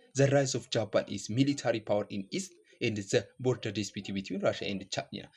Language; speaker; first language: English; non-native, local second language; Amharic